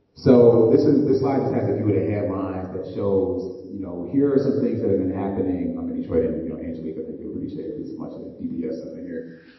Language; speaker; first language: English; native; English